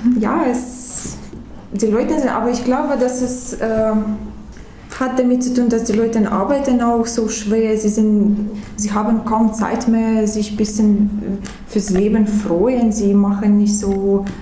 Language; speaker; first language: German; non-native, learner; Ukrainian